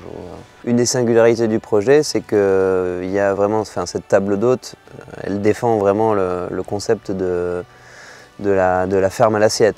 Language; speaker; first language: French; native; French